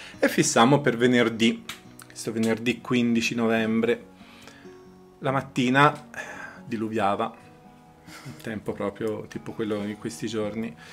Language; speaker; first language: Italian; early bilingual, other home language; Spanish